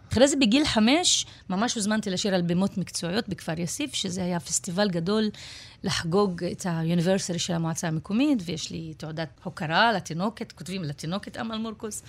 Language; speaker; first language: Hebrew; non-native, local second language; Arabic